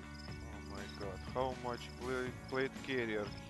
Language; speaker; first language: English; non-native, learner; Russian